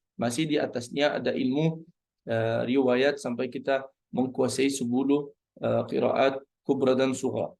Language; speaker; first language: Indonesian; non-native, fluent; Arabic